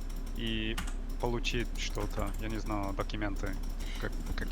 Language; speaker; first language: Russian; non-native, learner; English